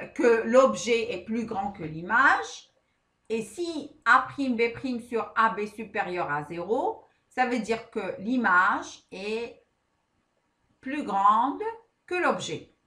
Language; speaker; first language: French; non-native, local second language; Arabic